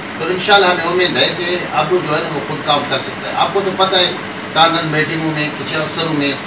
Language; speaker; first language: Urdu; non-native, local second language; Sindhi